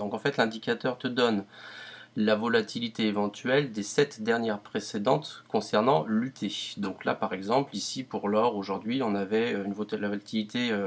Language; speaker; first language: French; native; French